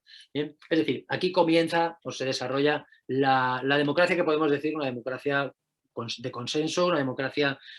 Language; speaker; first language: Spanish; native; Spanish